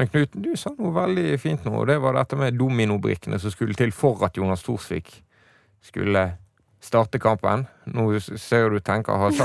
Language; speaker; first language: Norwegian; native; Norwegian